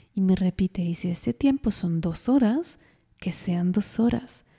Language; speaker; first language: Spanish; non-native, fluent; French